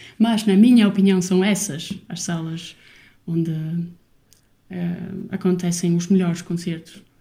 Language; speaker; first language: Portuguese; non-native, fluent; Albanian